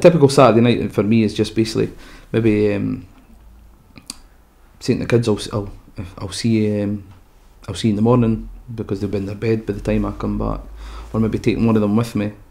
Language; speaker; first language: English; native; English